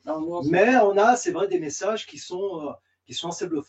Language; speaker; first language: French; native; French